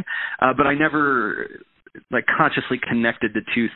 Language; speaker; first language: English; native; English